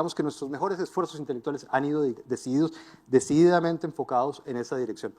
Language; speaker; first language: Spanish; native; Spanish